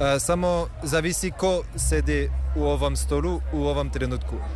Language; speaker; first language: Serbian; non-native, learner; French